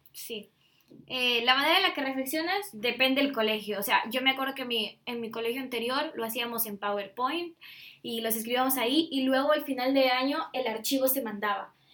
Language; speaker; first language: Spanish; native; Spanish